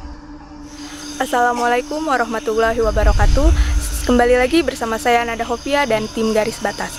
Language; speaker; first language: Indonesian; native; Indonesian